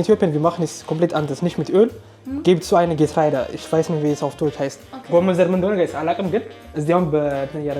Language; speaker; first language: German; early bilingual, other home language; Amharic